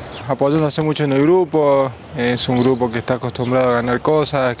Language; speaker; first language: Spanish; native; Spanish